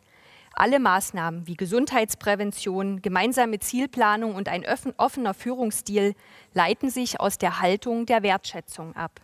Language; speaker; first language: German; native; German